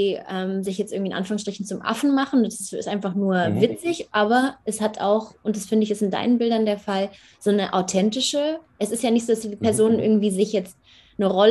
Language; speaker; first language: German; native; German